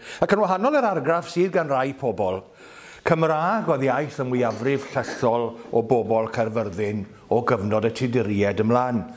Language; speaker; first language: Welsh; native; Welsh